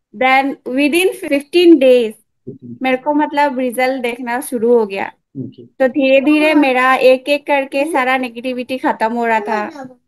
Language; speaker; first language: Hindi; non-native, local second language; Assamese